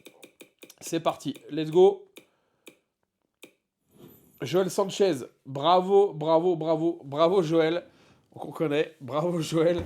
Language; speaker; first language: French; native; French